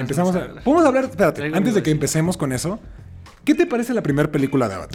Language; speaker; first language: Spanish; native; Spanish